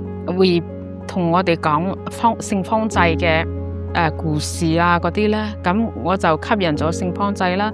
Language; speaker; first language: Cantonese; non-native, fluent; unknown